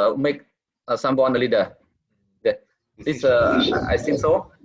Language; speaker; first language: English; non-native, learner; Khmer